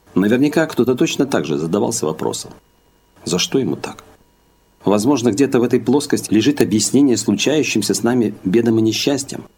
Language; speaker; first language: Russian; native; Russian